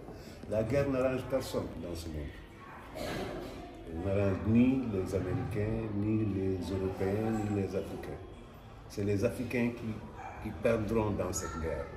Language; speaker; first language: French; non-native, local second language; Wolof